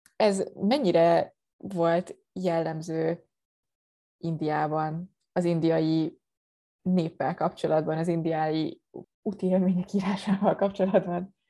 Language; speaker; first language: Hungarian; native; Hungarian